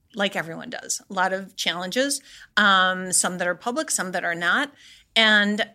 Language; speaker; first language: English; native; English